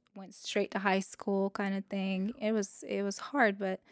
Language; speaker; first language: English; non-native, fluent; Russian